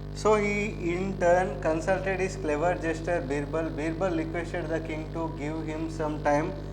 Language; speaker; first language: English; non-native, local second language; Telugu